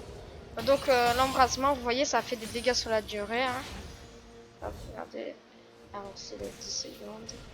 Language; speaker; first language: French; native; French